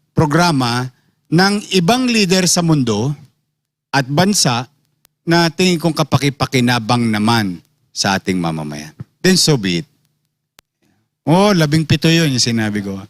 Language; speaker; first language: Filipino; native; Filipino